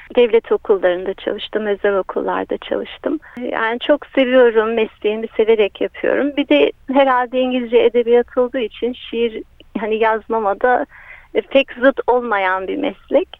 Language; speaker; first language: Turkish; early bilingual, heritage; Turkish